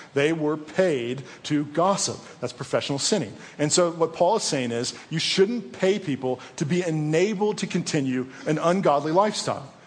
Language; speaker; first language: English; native; English